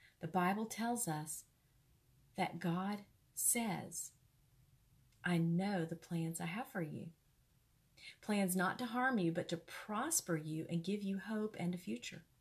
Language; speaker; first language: English; native; English